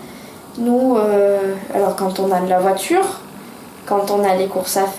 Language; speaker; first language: French; native; French